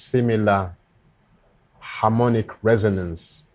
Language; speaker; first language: English; non-native, local second language; Luo (Kenya and Tanzania)